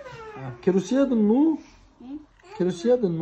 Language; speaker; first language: Danish; non-native, learner; Serbian